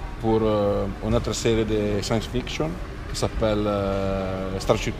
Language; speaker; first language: French; non-native, fluent; Italian